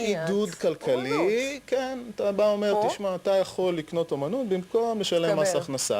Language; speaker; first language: Hebrew; native; Hebrew